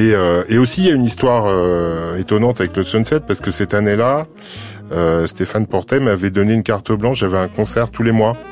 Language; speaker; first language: French; native; French